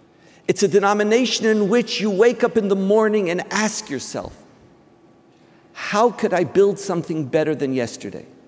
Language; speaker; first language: English; native; English